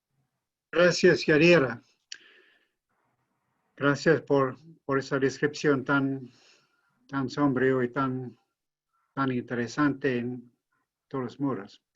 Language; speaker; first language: Spanish; non-native, fluent; English